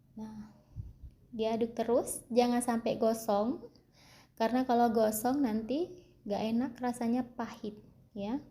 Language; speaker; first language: Indonesian; non-native, local second language; Achinese